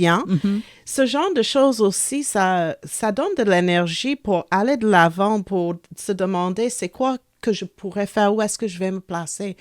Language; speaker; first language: French; non-native, local second language; English